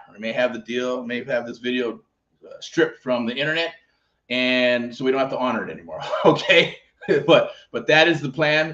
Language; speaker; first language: English; native; English